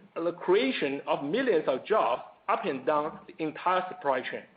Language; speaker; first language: English; non-native, fluent; Chinese